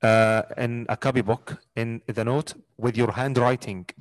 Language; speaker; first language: English; non-native, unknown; Arabic